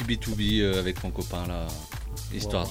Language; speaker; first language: French; native; French